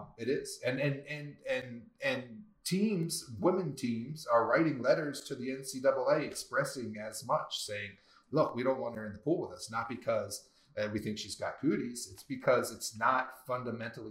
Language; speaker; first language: English; native; English